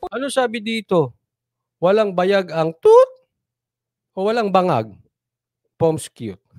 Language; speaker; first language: Filipino; native; Filipino